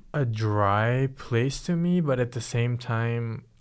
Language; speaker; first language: English; early bilingual, other home language; Filipino